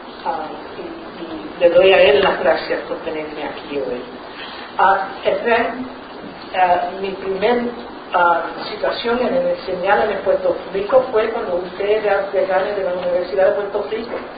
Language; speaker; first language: Spanish; non-native, learner; English